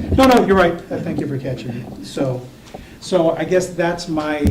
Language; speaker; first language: English; early bilingual, other home language; Spanish